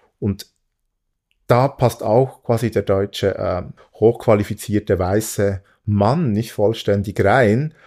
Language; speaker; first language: German; early bilingual, other home language; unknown